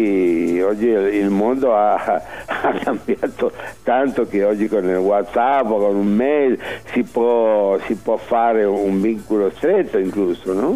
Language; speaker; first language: Italian; early bilingual, heritage; Spanish